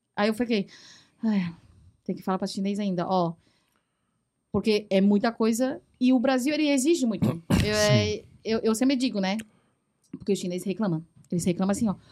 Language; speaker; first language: Portuguese; early bilingual, other home language; Chinese